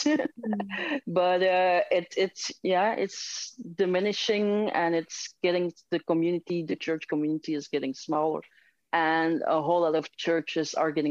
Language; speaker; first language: English; non-native, fluent; Dutch